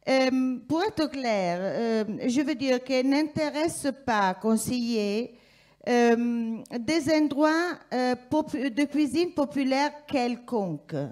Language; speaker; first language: French; non-native, fluent; Italian